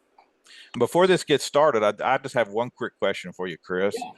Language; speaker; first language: English; native; English